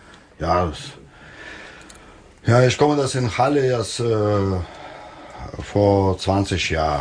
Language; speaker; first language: German; non-native, learner; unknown